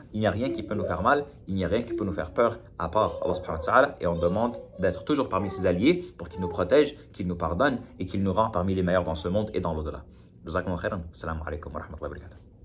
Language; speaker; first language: French; native; French